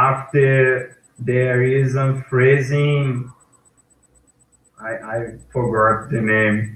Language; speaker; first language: English; non-native, learner; Portuguese